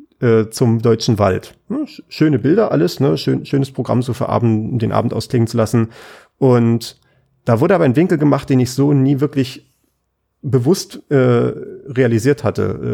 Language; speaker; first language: German; native; German